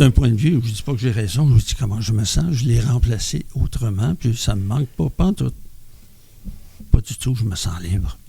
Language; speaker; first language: French; native; French